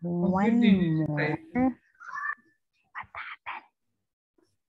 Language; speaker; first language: English; non-native, fluent; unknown